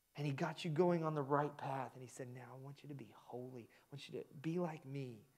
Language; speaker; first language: English; native; English